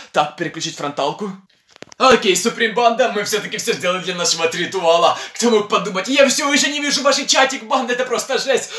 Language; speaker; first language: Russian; non-native, local second language; Ukrainian